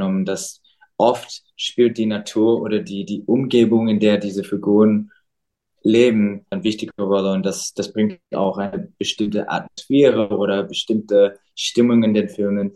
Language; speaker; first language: German; non-native, fluent; English